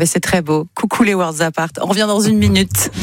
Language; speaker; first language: French; native; French